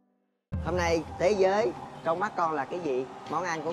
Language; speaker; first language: Vietnamese; native; Vietnamese